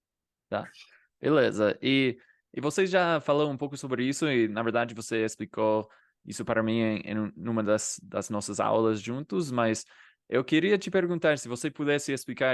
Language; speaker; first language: Portuguese; non-native, fluent; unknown